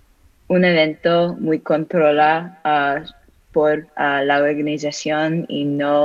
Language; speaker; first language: Spanish; non-native, learner; English